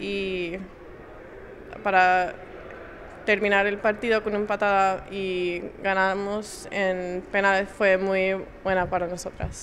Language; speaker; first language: Spanish; early bilingual, heritage; English